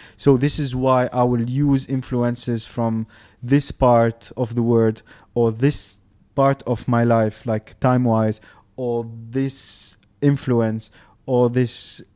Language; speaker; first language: English; non-native, fluent; Arabic